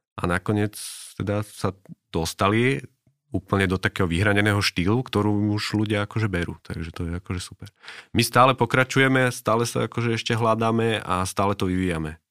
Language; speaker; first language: Slovak; native; Slovak